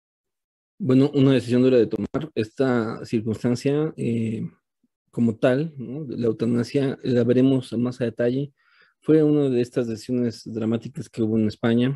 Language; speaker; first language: Spanish; native; Spanish